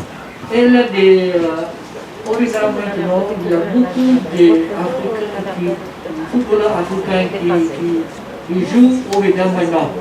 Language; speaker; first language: French; non-native, learner; Vietnamese